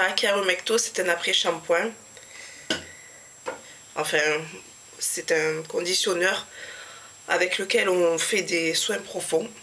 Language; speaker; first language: French; native; French